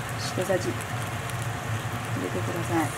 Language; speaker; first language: Japanese; non-native, learner; Chinese